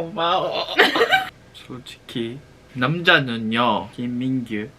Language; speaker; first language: Korean; non-native, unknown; Japanese